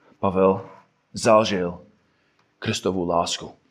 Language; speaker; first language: Czech; non-native, fluent; English